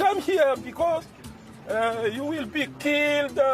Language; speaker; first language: English; non-native, learner; Sango